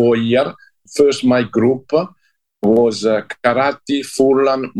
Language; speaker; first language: English; non-native, learner; Italian